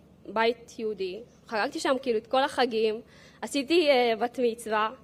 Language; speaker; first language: Hebrew; early bilingual, other home language; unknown